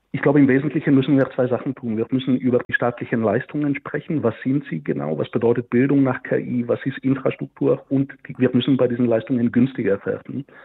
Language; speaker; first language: German; non-native, fluent; Bulgarian